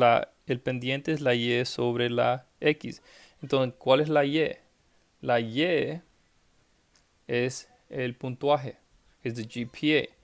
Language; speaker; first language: Spanish; early bilingual, heritage; English